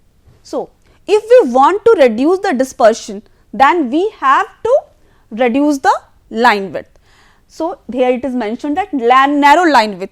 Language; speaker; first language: English; non-native, local second language; Hindi